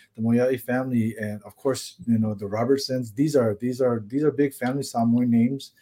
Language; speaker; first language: English; native; English